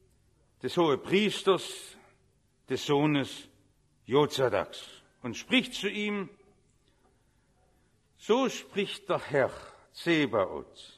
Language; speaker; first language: German; native; German